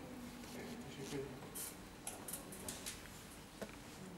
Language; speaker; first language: Turkish; non-native, fluent; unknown